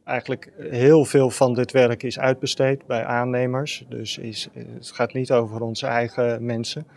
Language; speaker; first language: Dutch; native; Dutch